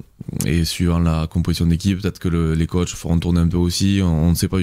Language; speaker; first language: French; native; French